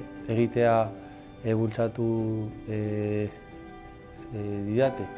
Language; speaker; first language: Basque; early bilingual, other home language; Arabic